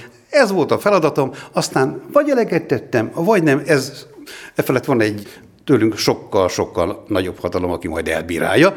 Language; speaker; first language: Hungarian; native; Hungarian